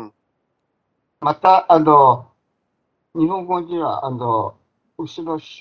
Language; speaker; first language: Japanese; non-native, fluent; Chinese